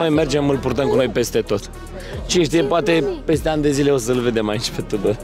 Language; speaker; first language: Romanian; native; Romanian